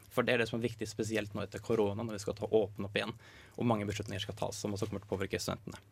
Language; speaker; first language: Norwegian; native; Norwegian